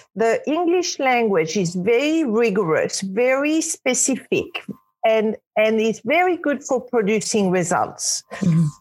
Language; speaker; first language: English; non-native, fluent; Arabic